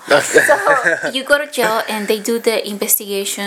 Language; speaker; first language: English; non-native, fluent; Spanish